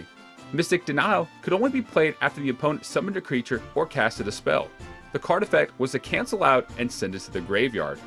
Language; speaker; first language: English; native; English